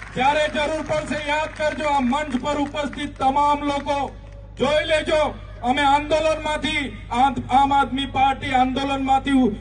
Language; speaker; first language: Gujarati; non-native, local second language; Vasavi